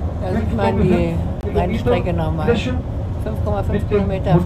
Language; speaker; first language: German; native; German